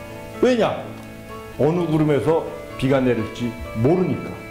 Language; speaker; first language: Korean; native; Korean